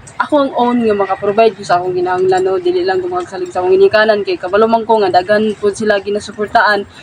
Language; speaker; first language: Cebuano; non-native, local second language; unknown